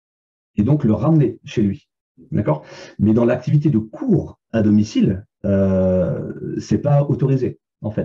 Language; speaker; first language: French; native; French